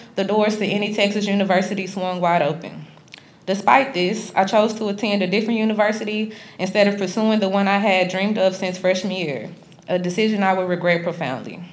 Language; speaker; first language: English; native; English